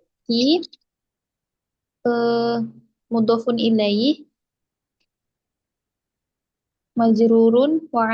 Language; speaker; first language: Arabic; non-native, learner; Indonesian